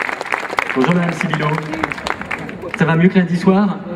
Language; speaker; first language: French; native; French